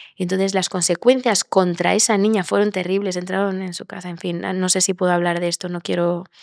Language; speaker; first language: Spanish; native; Spanish